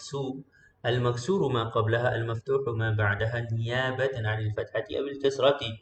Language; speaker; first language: Arabic; non-native, fluent; Malay